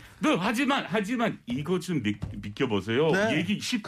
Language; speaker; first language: Korean; non-native, learner; English